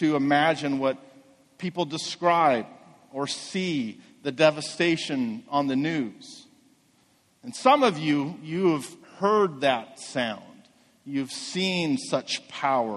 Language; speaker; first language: English; native; English